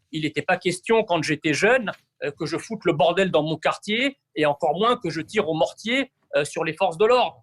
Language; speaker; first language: French; early bilingual, other home language; Arabic